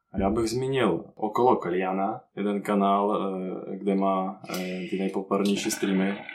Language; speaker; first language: Czech; non-native, fluent; Russian